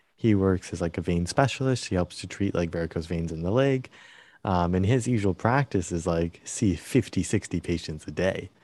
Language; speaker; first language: English; native; English